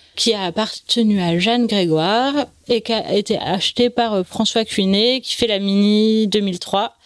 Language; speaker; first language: French; native; French